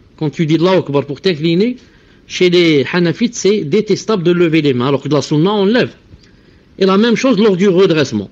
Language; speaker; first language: French; non-native, local second language; Arabic